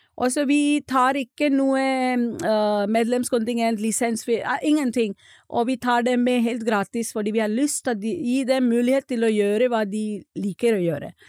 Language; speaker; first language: Norwegian; non-native, fluent; Marathi